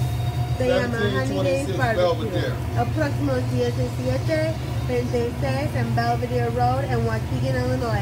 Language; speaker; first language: Spanish; non-native, learner; English